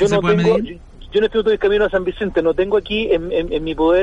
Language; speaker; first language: Spanish; native; Spanish